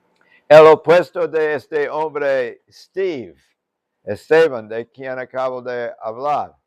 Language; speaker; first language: Spanish; non-native, fluent; English